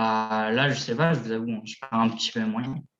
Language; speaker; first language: French; native; French